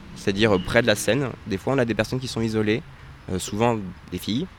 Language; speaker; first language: French; native; French